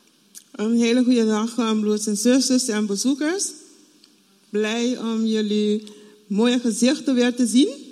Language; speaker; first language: Dutch; non-native, fluent; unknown